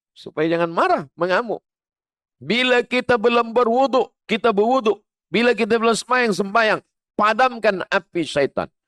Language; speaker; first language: Malay; native; Malay